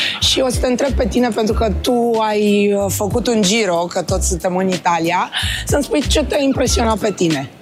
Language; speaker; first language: Romanian; native; Romanian